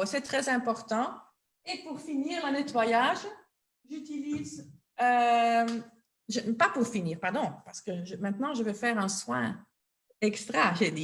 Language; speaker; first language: French; non-native, local second language; Dutch